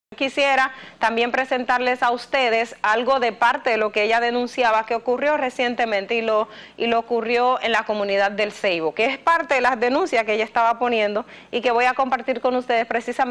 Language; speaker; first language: Spanish; native; Spanish